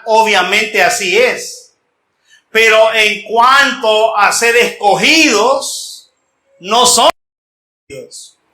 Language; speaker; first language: Spanish; native; Spanish